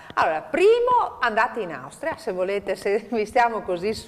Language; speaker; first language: Italian; native; Italian